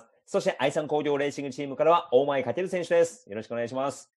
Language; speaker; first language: Japanese; native; Japanese